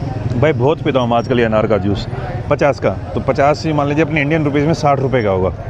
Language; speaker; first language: Hindi; native; Hindi